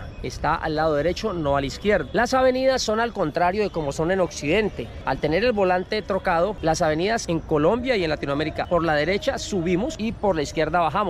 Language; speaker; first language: Spanish; native; Spanish